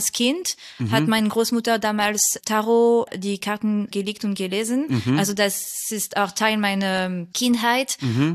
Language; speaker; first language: German; non-native, fluent; French